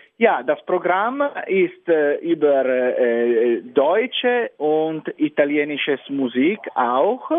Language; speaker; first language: German; non-native, fluent; Italian